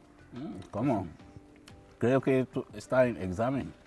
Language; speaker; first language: Spanish; non-native, learner; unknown